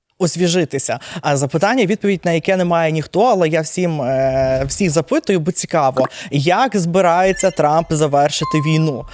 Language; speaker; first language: Ukrainian; native; Ukrainian